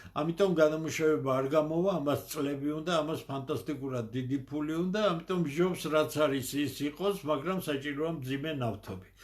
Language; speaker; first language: Georgian; native; Georgian